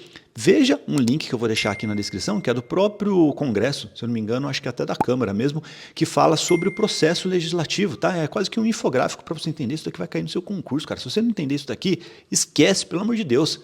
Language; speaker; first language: Portuguese; native; Portuguese